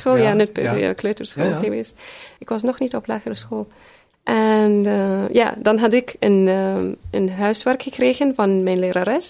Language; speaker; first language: Dutch; early bilingual, other home language; Arabic